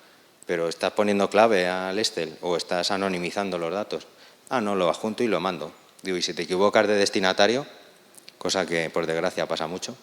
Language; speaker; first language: Spanish; native; Spanish